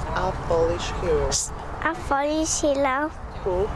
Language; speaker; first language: English; non-native, fluent; Polish